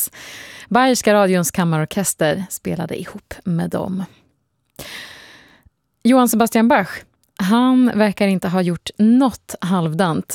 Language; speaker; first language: Swedish; native; Swedish